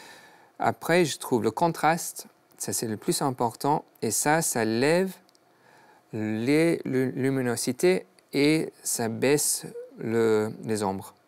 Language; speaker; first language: French; non-native, learner; English